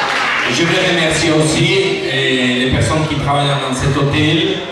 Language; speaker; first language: French; non-native, learner; Galician